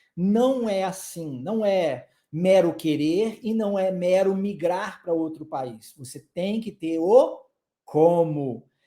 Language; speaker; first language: Portuguese; native; Portuguese